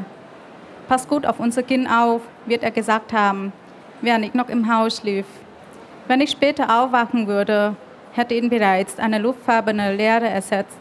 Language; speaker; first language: German; early bilingual, other home language; Vietnamese